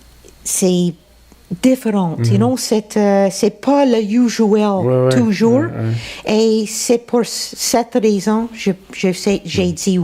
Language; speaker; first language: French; non-native, local second language; English